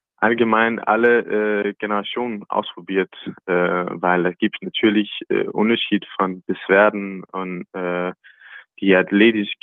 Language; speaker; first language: German; non-native, learner; Danish